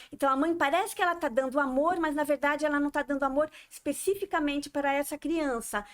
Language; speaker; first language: Portuguese; non-native, fluent; French